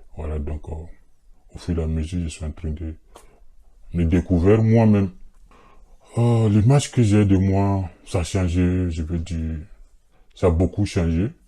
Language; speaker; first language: French; non-native, local second language; Bambara